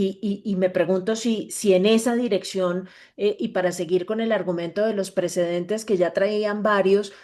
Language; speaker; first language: Spanish; native; Spanish